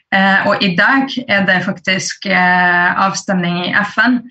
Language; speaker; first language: Norwegian; early bilingual, other home language; Persian